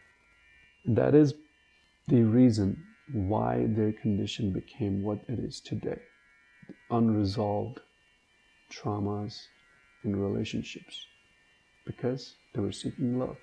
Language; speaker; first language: English; non-native, local second language; Hindi